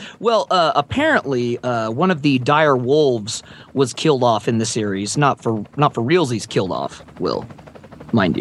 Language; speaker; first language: English; native; English